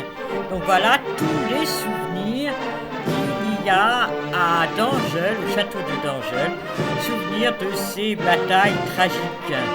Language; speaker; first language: French; native; French